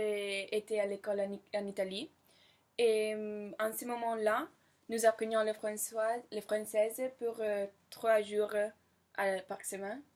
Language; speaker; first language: French; non-native, fluent; Italian